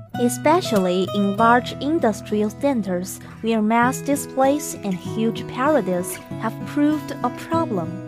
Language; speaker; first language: English; non-native, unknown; Chinese